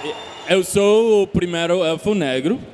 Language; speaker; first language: Portuguese; non-native, learner; Spanish